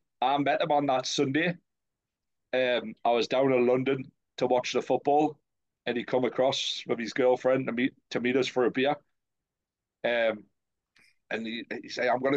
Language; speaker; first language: English; native; English